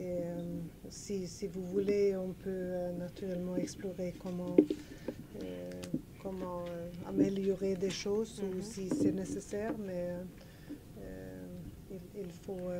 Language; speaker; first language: French; non-native, learner; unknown